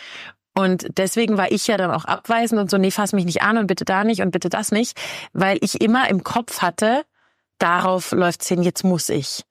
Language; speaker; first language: German; native; German